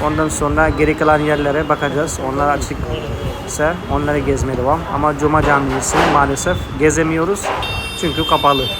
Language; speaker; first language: Turkish; non-native, fluent; Hindi